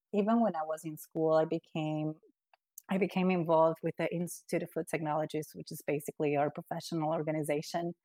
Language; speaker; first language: English; non-native, fluent; Spanish